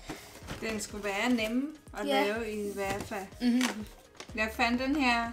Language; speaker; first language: Danish; non-native, learner; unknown